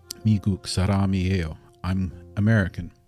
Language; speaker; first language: Korean; non-native, learner; English